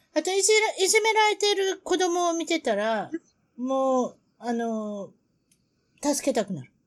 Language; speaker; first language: Japanese; native; Japanese